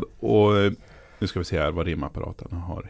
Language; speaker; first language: Swedish; native; Swedish